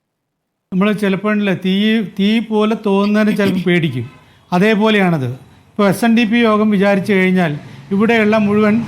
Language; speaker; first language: Malayalam; native; Malayalam